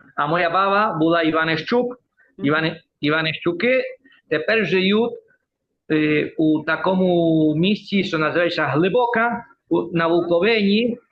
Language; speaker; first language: Ukrainian; early bilingual, heritage; Ukrainian